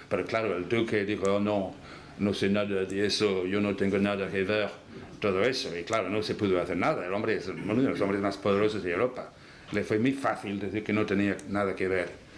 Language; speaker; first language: Spanish; non-native, fluent; English